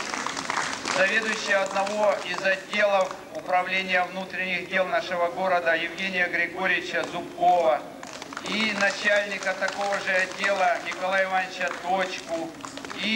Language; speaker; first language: Russian; native; Russian